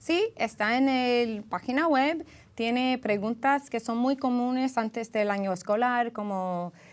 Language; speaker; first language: Spanish; early bilingual, heritage; English